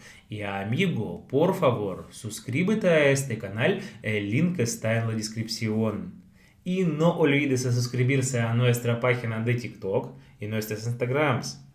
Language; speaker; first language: Spanish; non-native, fluent; Russian